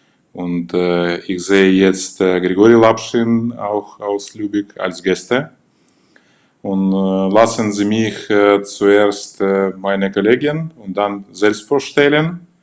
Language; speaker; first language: German; non-native, fluent; Russian